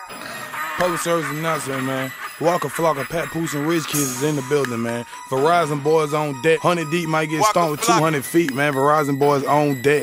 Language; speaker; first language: English; native; English